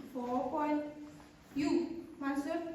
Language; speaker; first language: English; non-native, learner; Kazakh